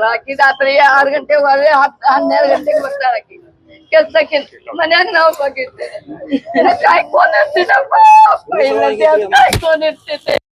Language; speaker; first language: Kannada; native; Kannada